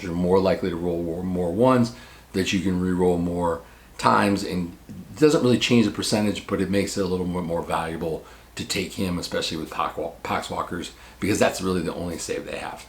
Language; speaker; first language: English; native; English